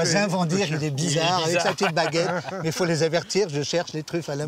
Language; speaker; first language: French; native; French